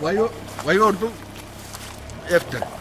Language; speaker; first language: Swedish; non-native, learner; Turkmen